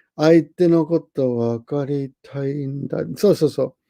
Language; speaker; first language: Japanese; non-native, fluent; English